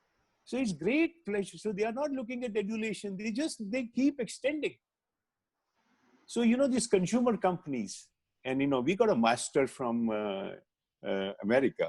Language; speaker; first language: English; non-native, local second language; Hindi